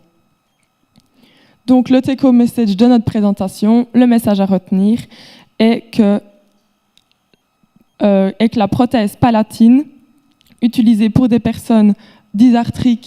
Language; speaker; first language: French; native; French